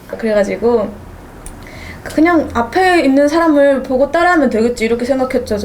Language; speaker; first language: Korean; native; Korean